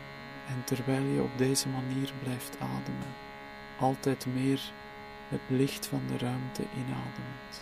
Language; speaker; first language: Dutch; native; Dutch